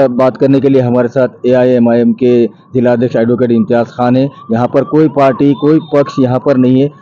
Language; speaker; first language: Urdu; native; Urdu